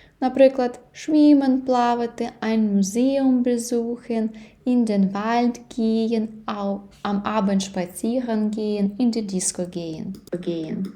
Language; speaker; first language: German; non-native, fluent; Ukrainian